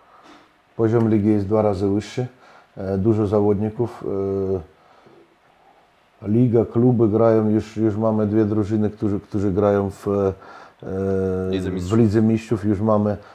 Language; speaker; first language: Polish; non-native, fluent; Russian